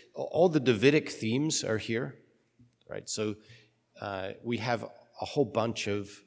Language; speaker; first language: English; native; English